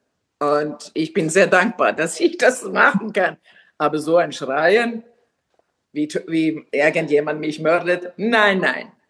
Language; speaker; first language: German; non-native, fluent; Finnish